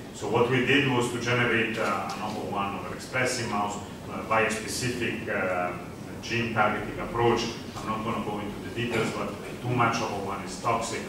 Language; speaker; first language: English; non-native, fluent; Italian